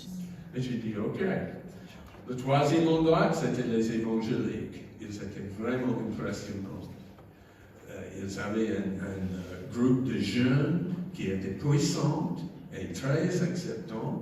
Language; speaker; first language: French; non-native, fluent; English